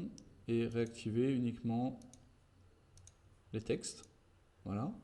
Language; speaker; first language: French; native; French